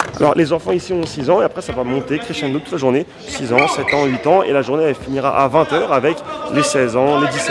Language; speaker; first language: French; native; French